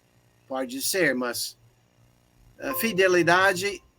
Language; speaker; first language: Portuguese; non-native, fluent; English